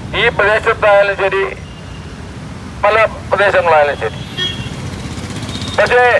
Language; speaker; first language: Malayalam; native; Malayalam